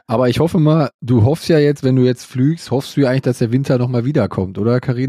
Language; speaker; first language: German; native; German